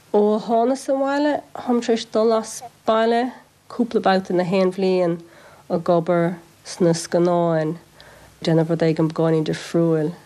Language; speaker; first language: Irish; native; Irish